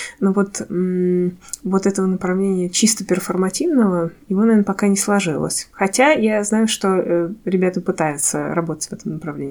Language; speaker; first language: Russian; native; Russian